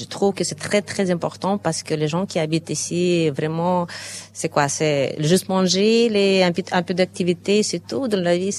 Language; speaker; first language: French; non-native, fluent; Ukrainian